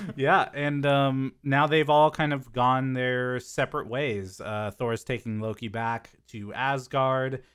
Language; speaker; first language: English; native; English